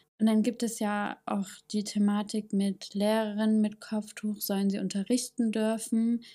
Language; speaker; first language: German; native; German